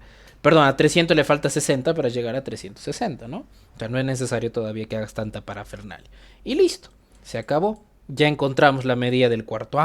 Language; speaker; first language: Spanish; native; Spanish